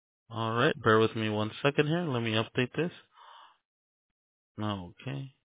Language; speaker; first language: English; early bilingual, other home language; Spanish